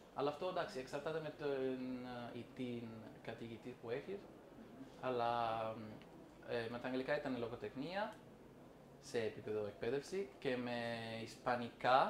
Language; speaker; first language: Greek; non-native, fluent; Italian